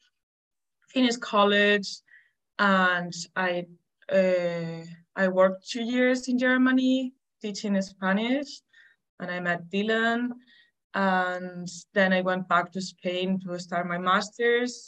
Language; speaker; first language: English; non-native, fluent; Spanish